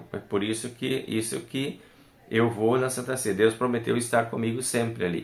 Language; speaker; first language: Portuguese; native; Portuguese